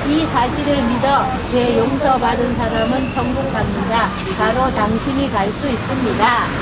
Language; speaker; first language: Korean; native; Korean